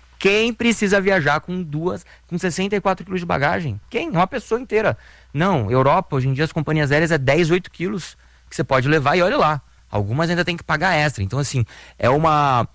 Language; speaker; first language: Portuguese; native; Portuguese